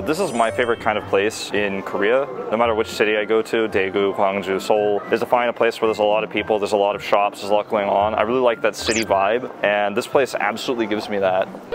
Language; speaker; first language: English; native; English